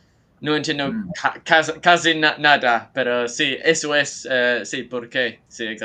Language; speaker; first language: Spanish; non-native, learner; English